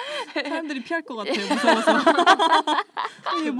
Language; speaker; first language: Korean; native; Korean